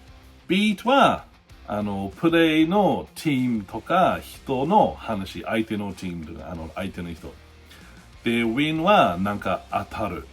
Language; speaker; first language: Japanese; non-native, fluent; English